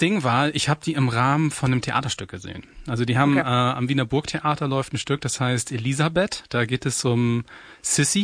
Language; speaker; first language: German; native; German